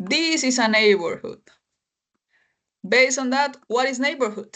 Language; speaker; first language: English; non-native, fluent; Spanish